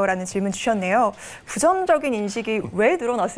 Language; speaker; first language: Korean; native; Korean